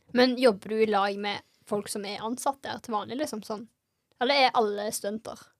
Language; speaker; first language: Norwegian; native; Norwegian